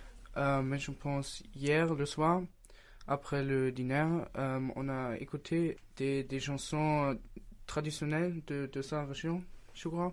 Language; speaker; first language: French; non-native, learner; German